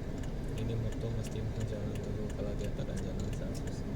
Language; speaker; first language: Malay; non-native, local second language; Chinese